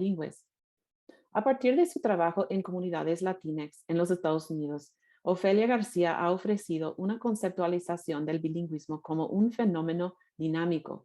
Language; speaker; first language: Spanish; non-native, fluent; English